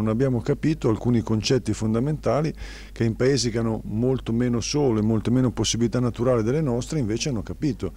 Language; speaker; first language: Italian; native; Italian